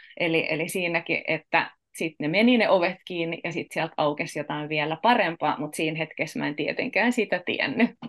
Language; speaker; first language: Finnish; native; Finnish